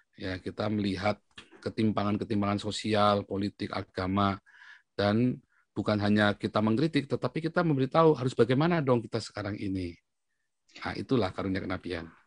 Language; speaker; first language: Indonesian; native; Indonesian